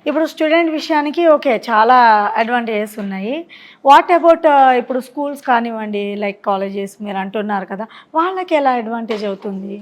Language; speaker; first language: Telugu; native; Telugu